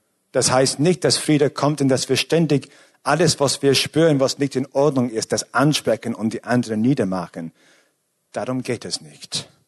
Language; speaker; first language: German; non-native, fluent; English